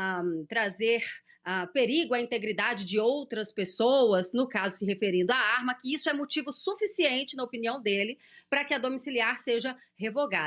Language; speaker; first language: Portuguese; native; Portuguese